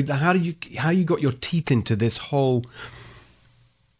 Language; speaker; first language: English; native; English